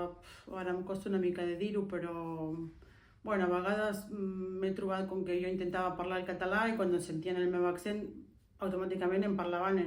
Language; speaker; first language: Catalan; non-native, fluent; Spanish